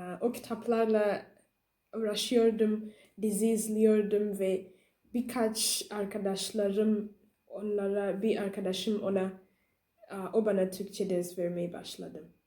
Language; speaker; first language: Turkish; non-native, learner; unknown